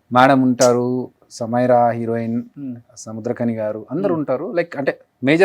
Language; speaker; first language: Telugu; native; Telugu